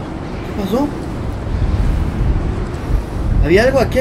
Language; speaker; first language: Spanish; native; Spanish